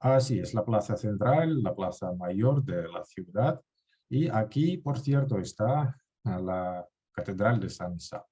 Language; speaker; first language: Spanish; non-native, fluent; Russian